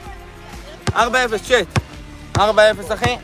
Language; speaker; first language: Hebrew; native; Hebrew